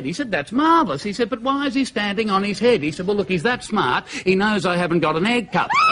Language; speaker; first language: English; native; English